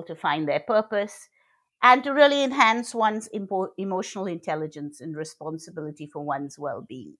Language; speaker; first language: English; non-native, local second language; Bangla